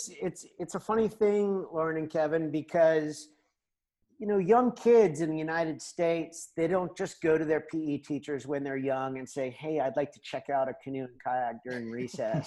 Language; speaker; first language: English; native; English